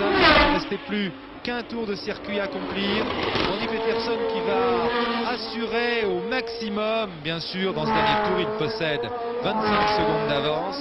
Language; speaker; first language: French; native; French